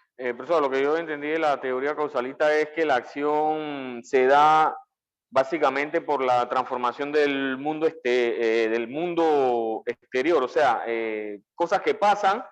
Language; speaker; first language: Spanish; native; Spanish